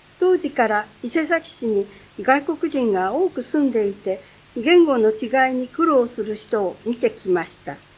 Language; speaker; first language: Japanese; native; Japanese